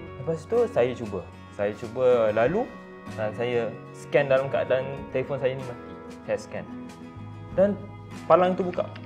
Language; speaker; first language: Malay; native; Malay